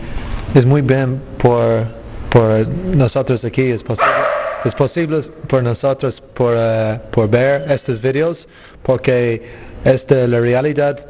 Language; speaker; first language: Spanish; non-native, learner; English